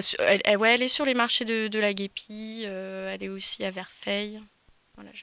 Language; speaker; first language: French; native; French